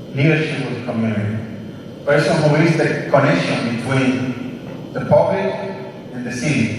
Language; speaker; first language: English; non-native, learner; Spanish